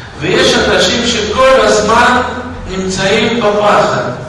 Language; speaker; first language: Hebrew; non-native, fluent; Russian